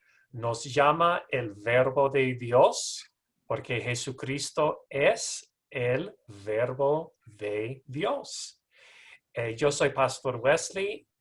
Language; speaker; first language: Spanish; non-native, learner; English